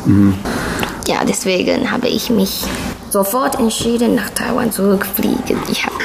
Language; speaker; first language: German; non-native, learner; Chinese